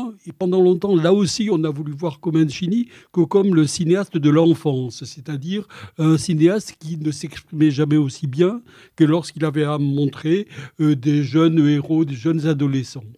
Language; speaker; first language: French; native; French